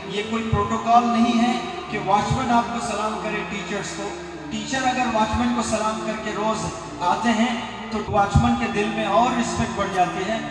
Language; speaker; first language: Hindi; native; Hindi